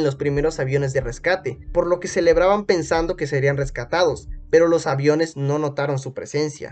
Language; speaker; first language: Spanish; native; Spanish